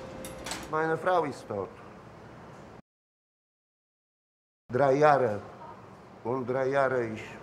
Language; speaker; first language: German; non-native, learner; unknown